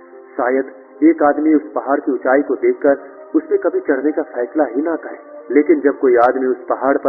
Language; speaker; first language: Hindi; native; Hindi